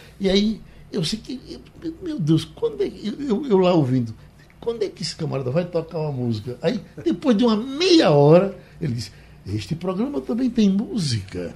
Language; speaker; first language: Portuguese; native; Portuguese